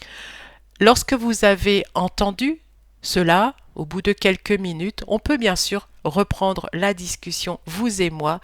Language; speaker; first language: French; native; French